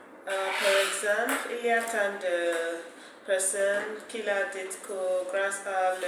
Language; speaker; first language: French; non-native, fluent; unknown